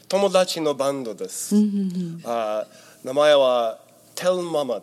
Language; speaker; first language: Japanese; non-native, learner; English